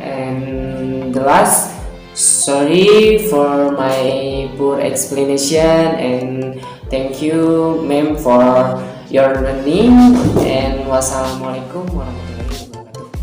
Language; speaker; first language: English; non-native, learner; Indonesian